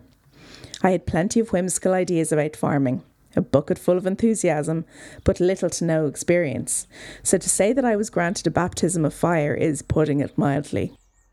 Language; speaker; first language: English; native; English